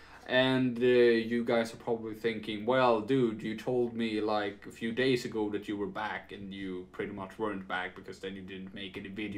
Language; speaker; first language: English; non-native, fluent; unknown